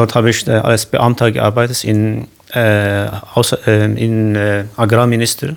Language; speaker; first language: German; non-native, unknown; Kurdish